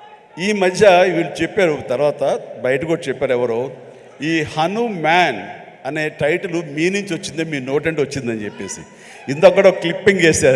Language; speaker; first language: Telugu; native; Telugu